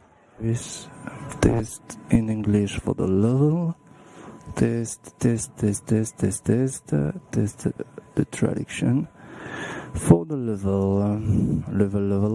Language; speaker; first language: English; non-native, learner; French